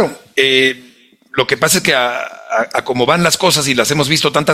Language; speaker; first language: Spanish; native; Spanish